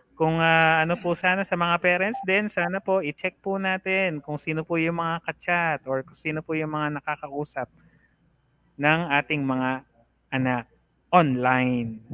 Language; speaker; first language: Filipino; native; Filipino